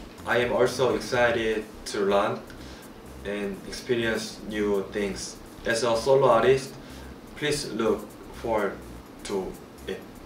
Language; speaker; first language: English; non-native, learner; Korean